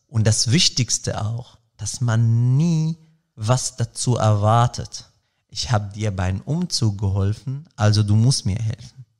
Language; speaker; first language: German; non-native, fluent; Arabic